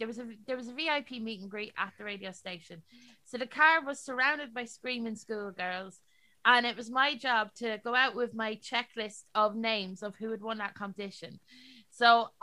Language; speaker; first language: English; native; English